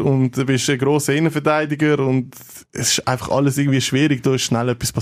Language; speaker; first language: German; native; German